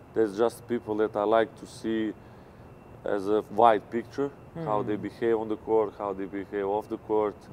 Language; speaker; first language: English; non-native, fluent; Serbian